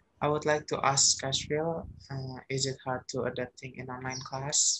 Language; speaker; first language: English; non-native, learner; Indonesian